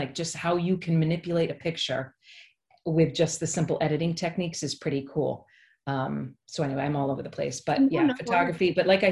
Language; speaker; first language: English; native; English